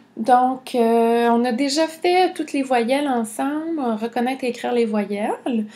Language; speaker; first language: French; native; French